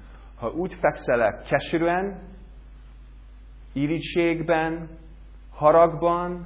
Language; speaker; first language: Hungarian; non-native, learner; English